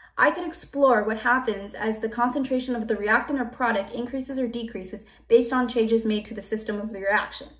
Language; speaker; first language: English; native; English